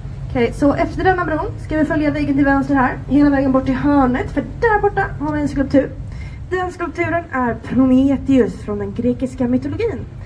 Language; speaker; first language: Swedish; native; Swedish